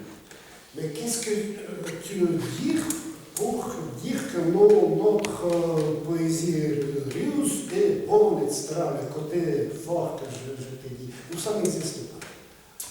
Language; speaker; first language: French; non-native, fluent; Russian